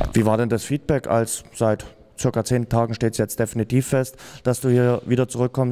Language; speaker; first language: German; native; German